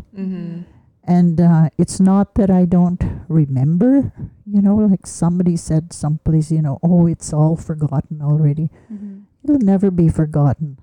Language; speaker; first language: English; native; English